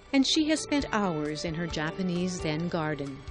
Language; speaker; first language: English; native; English